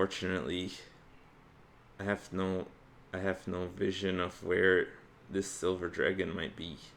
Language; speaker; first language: English; native; English